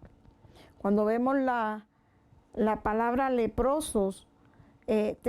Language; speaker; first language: Spanish; native; Spanish